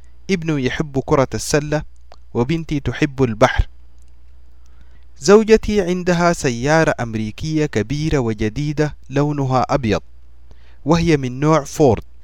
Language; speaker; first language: Arabic; non-native, learner; English